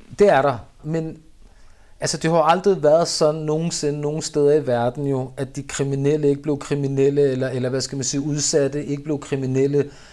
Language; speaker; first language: Danish; early bilingual, other home language; Urdu